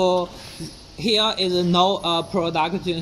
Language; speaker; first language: English; non-native, learner; Chinese